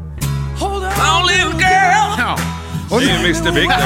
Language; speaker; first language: Swedish; native; Swedish